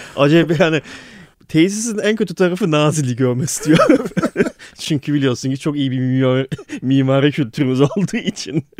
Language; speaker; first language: Turkish; early bilingual, heritage; Turkish